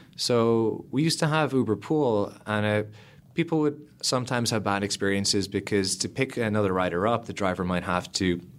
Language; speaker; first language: English; native; English